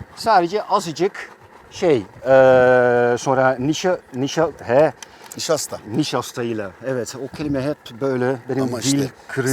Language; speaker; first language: Turkish; non-native, fluent; Dutch